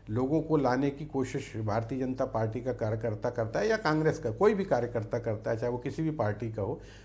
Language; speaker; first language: Hindi; native; Hindi